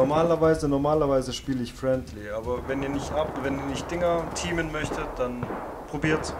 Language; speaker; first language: German; native; German